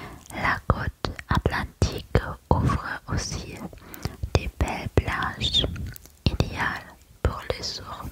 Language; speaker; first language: French; non-native, learner; German